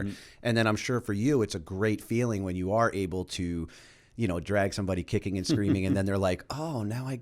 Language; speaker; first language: English; native; English